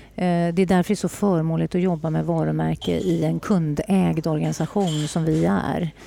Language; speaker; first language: Swedish; native; Swedish